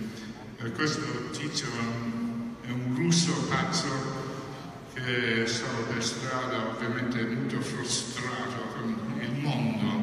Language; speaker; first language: Italian; non-native, fluent; English